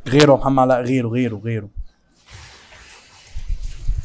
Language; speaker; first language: Arabic; native; Arabic